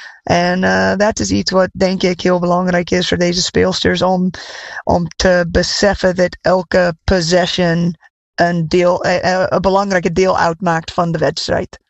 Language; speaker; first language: Dutch; non-native, fluent; English